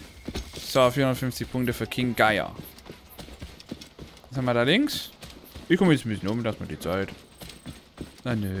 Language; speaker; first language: German; native; German